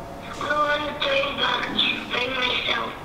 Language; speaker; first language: English; non-native, learner; Indonesian